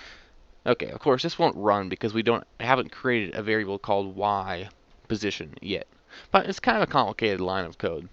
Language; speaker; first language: English; native; English